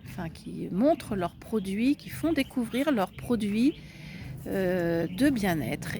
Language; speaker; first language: French; native; French